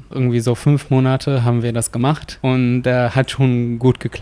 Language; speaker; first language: German; non-native, fluent; Arabic